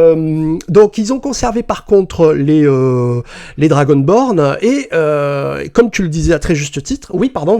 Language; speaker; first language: French; native; French